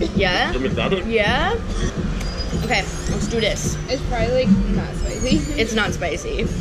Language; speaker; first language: English; native; English